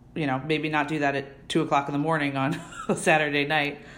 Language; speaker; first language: English; native; English